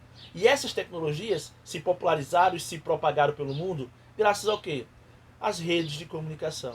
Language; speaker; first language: Portuguese; native; Portuguese